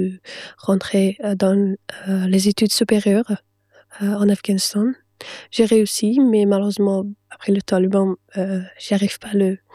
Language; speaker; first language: French; non-native, fluent; Persian